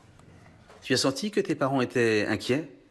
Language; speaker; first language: French; native; French